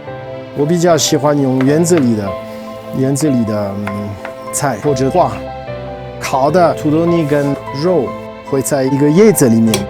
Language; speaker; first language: Chinese; non-native, fluent; French